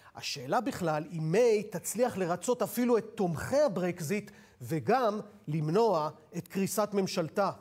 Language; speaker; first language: Hebrew; native; Hebrew